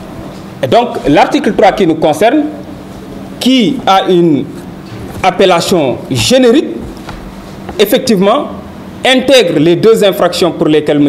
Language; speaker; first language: French; non-native, local second language; Wolof